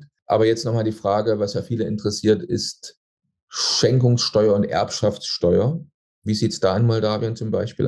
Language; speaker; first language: German; native; German